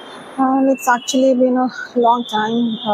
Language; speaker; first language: English; non-native, local second language; Hindi